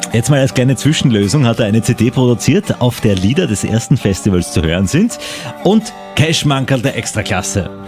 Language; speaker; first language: German; native; German